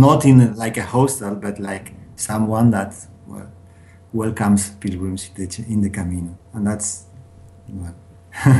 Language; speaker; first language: English; non-native, learner; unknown